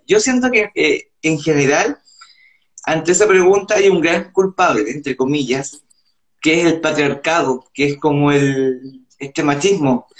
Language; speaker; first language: Spanish; native; Spanish